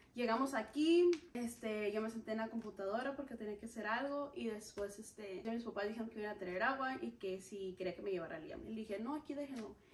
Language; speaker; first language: Spanish; early bilingual, heritage; Spanish